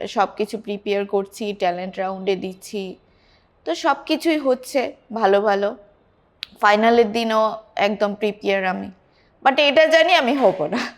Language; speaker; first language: Bangla; native; Bangla